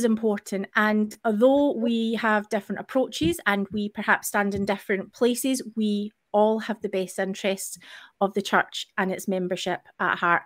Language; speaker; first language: English; native; English